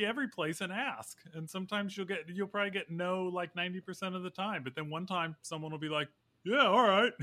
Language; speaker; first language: English; native; English